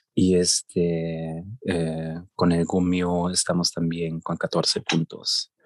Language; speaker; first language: Spanish; early bilingual, heritage; German